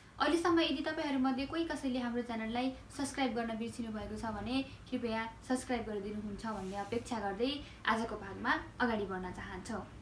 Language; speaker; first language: Nepali; native; Nepali